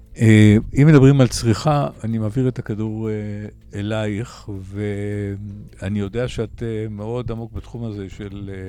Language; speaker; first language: Hebrew; native; Hebrew